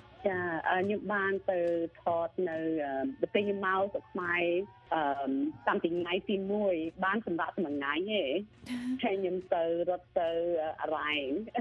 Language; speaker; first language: Khmer; early bilingual, heritage; Khmer